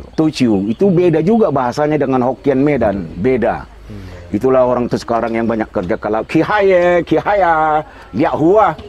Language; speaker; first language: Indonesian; native; Indonesian